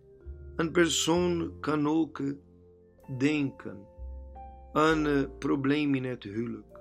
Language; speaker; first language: Dutch; non-native, learner; Portuguese